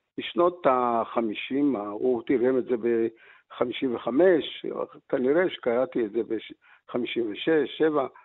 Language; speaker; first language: Hebrew; early bilingual, other home language; Arabic